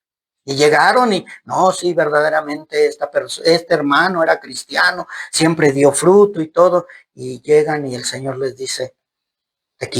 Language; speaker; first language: Spanish; native; Spanish